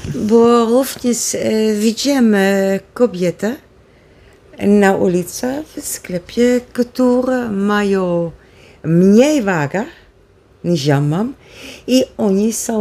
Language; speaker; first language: Polish; non-native, learner; Dutch